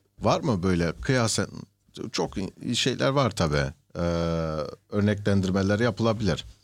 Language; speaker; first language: Turkish; early bilingual, heritage; Turkish